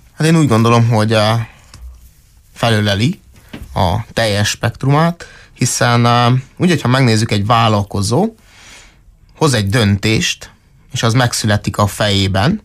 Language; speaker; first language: Hungarian; native; Hungarian